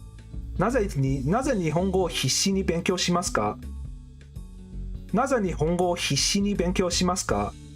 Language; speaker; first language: Japanese; non-native, learner; English